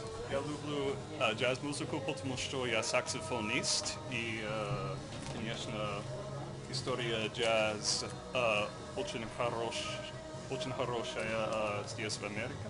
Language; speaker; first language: Russian; non-native, learner; English